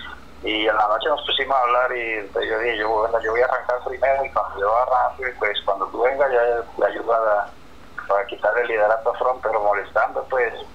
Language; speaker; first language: Spanish; native; Spanish